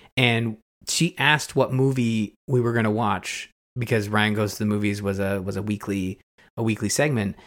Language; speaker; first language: English; native; English